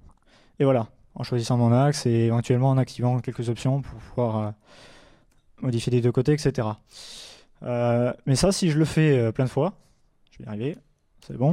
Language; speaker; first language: French; native; French